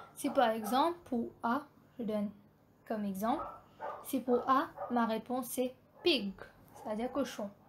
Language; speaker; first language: French; non-native, local second language; Morisyen